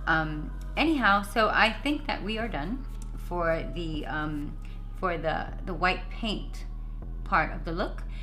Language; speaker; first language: English; native; English